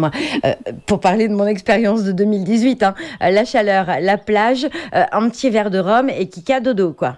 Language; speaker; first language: French; native; French